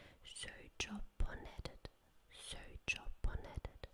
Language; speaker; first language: Danish; non-native, learner; German